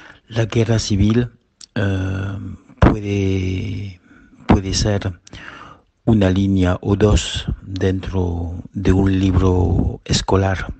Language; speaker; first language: Spanish; early bilingual, heritage; Spanish